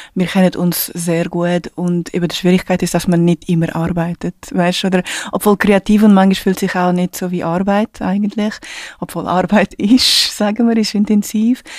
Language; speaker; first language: German; non-native, fluent; Portuguese